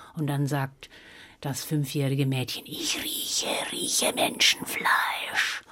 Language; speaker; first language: German; non-native, local second language; Swiss German